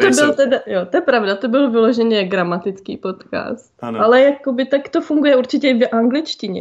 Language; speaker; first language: Czech; native; Czech